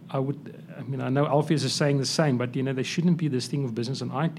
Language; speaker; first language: English; non-native, local second language; Afrikaans